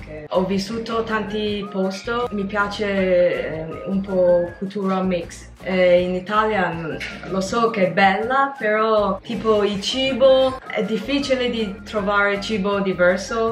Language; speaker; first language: Italian; non-native, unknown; Chinese